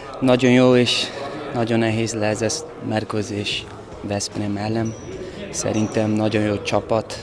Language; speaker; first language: Hungarian; non-native, learner; Portuguese